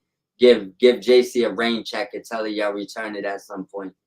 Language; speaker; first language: English; native; English